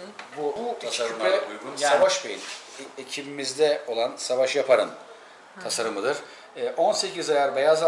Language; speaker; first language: Turkish; native; Turkish